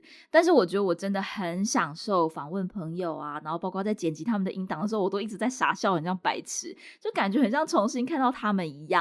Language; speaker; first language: Chinese; native; Chinese